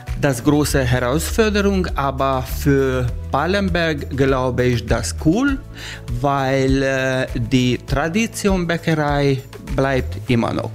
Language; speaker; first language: German; non-native, learner; Hungarian